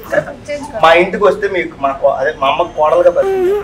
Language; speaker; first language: Telugu; native; Telugu